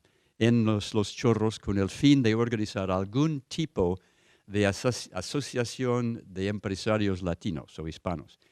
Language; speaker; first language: Spanish; non-native, fluent; English